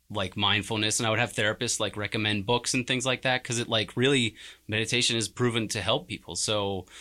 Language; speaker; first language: English; native; English